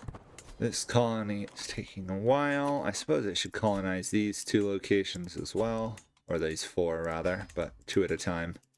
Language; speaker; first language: English; native; English